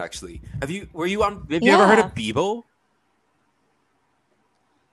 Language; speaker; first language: English; native; English